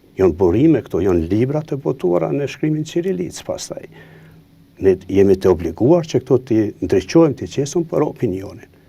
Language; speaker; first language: Albanian; native; Albanian